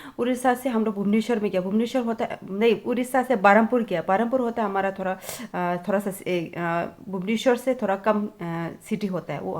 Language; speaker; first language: Hindi; non-native, local second language; Tibetan